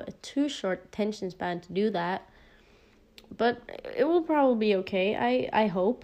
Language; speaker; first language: English; non-native, fluent; Norwegian